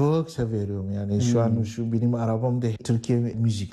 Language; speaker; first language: Turkish; non-native, learner; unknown